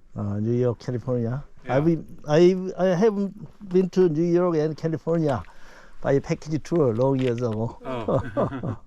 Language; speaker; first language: English; non-native, learner; Korean